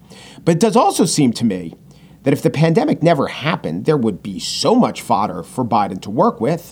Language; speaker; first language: English; native; English